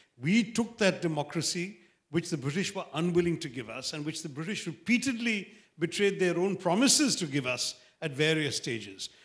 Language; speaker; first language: English; non-native, local second language; Malayalam